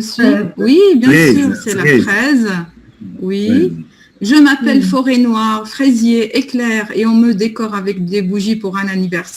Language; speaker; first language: French; non-native, local second language; Arabic